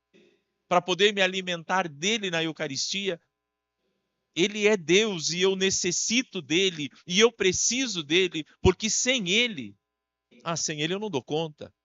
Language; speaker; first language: Portuguese; native; Portuguese